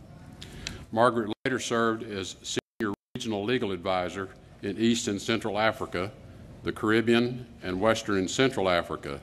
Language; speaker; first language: English; native; English